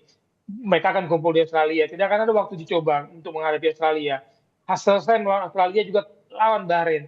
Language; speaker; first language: Indonesian; native; Indonesian